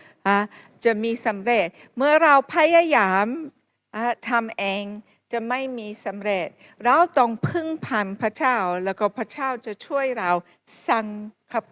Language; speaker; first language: Thai; non-native, fluent; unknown